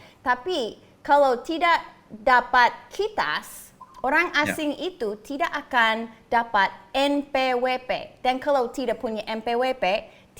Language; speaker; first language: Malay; non-native, fluent; English